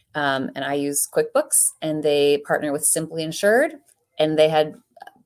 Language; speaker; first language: English; native; English